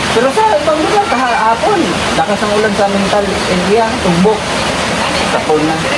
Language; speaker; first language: Filipino; non-native, local second language; Cebuano